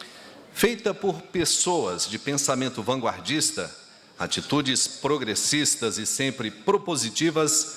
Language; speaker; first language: Portuguese; native; Portuguese